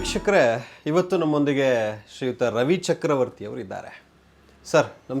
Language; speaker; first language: Kannada; native; Kannada